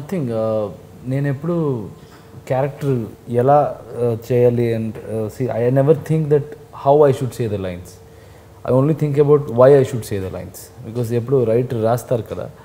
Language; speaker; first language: Telugu; non-native, fluent; Kannada